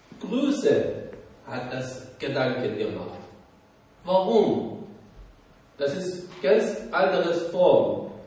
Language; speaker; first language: German; non-native, learner; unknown